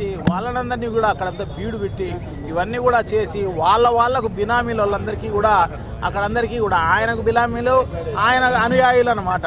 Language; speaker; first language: Telugu; native; Telugu